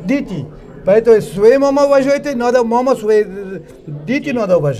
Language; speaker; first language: Russian; non-native, learner; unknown